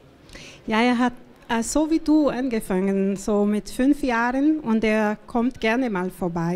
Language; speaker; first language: German; non-native, fluent; Portuguese